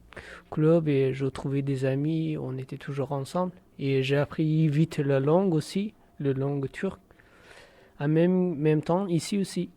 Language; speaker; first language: French; non-native, learner; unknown